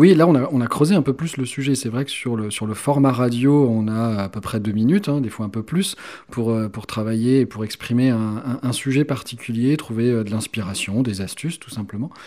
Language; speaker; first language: French; native; French